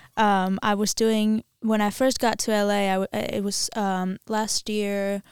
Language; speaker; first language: English; non-native, fluent; Armenian